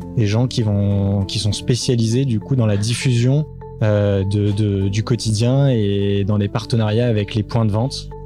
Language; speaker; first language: French; native; French